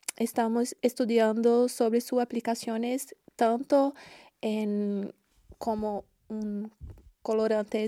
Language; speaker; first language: Spanish; non-native, learner; Portuguese